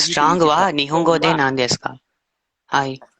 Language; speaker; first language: Japanese; non-native, learner; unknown